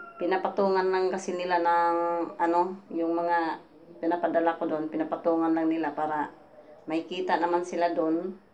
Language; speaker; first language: Filipino; non-native, local second language; Masbatenyo